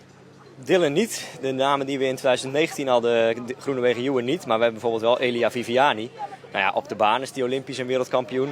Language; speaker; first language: Dutch; native; Dutch